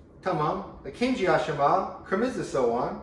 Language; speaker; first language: Turkish; non-native, learner; English